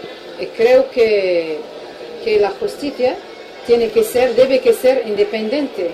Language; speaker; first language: Spanish; non-native, fluent; Arabic